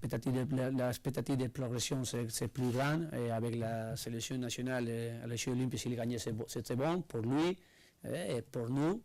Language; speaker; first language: French; non-native, learner; Spanish